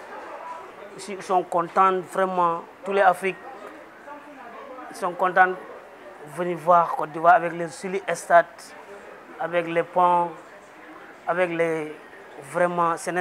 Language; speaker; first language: French; non-native, local second language; Wolof